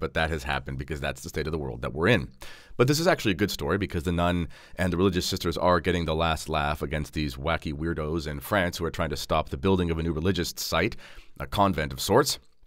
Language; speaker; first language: English; native; English